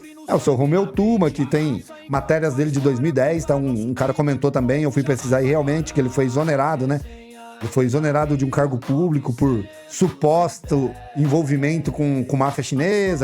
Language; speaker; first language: Portuguese; native; Portuguese